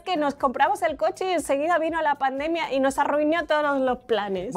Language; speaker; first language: Spanish; native; Spanish